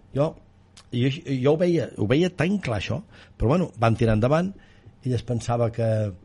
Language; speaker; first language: Catalan; native; Catalan